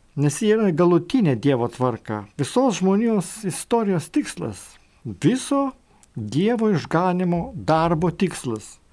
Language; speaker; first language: Lithuanian; native; Lithuanian